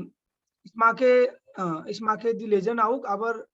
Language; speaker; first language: German; non-native, learner; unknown